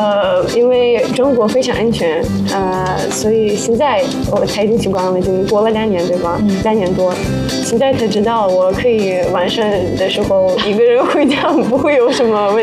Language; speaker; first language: Chinese; non-native, fluent; Russian